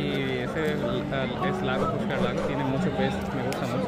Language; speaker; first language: Spanish; non-native, learner; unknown